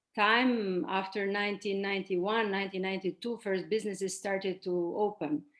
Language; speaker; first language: English; non-native, fluent; Albanian